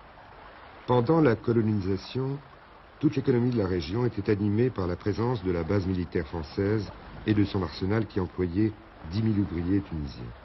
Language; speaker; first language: French; native; French